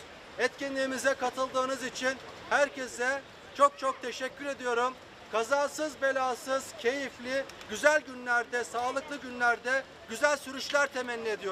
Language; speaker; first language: Turkish; native; Turkish